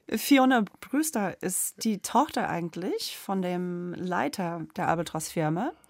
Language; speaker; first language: German; non-native, fluent; English